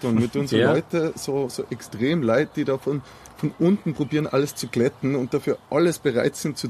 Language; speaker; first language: German; native; German